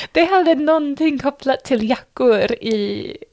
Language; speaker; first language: Swedish; non-native, learner; English